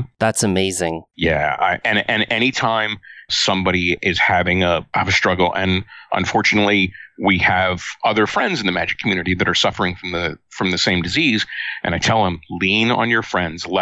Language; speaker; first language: English; native; English